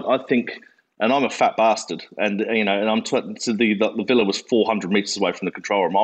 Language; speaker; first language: English; native; English